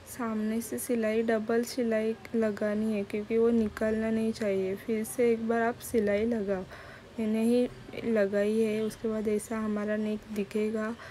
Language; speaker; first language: Hindi; non-native, local second language; Marathi